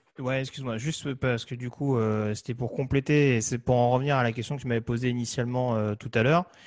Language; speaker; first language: French; native; French